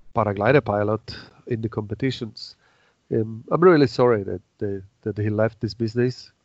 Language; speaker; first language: English; non-native, fluent; Czech